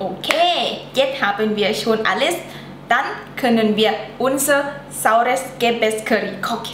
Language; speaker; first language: German; non-native, learner; Thai